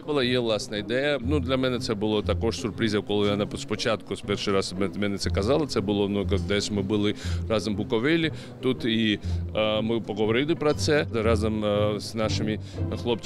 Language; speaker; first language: Ukrainian; non-native, learner; Georgian